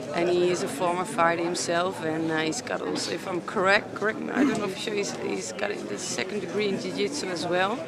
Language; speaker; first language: English; non-native, fluent; Dutch